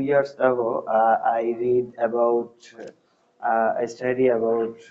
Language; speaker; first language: English; non-native, learner; Bangla